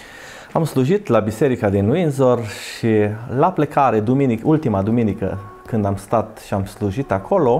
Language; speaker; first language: Romanian; native; Romanian